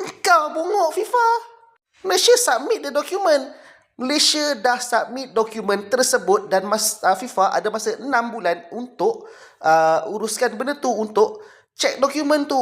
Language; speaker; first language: Malay; native; Malay